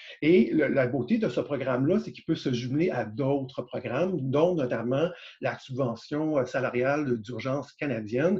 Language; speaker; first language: French; native; French